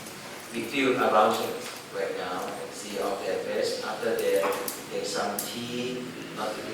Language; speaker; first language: English; non-native, learner; Thai